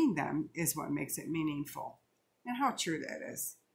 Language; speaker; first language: English; native; English